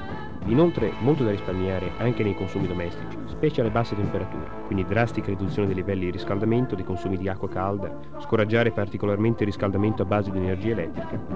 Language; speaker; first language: Italian; native; Italian